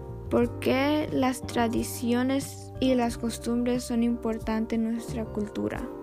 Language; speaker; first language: Spanish; early bilingual, heritage; Spanish